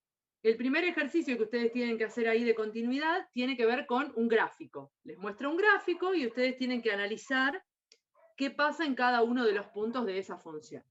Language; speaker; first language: Spanish; native; Spanish